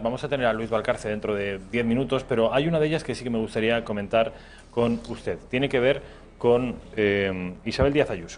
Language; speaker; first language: Spanish; native; Spanish